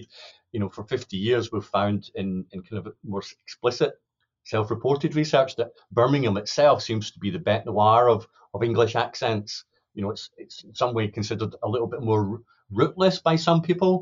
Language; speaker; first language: English; native; English